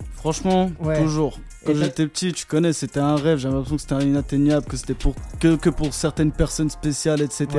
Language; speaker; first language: French; native; French